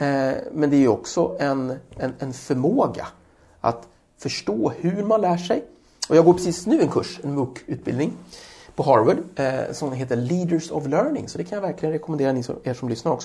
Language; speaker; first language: Swedish; native; Swedish